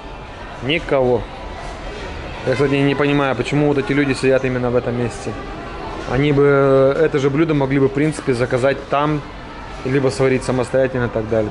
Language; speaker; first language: Russian; native; Russian